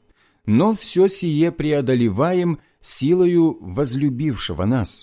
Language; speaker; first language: Russian; native; Russian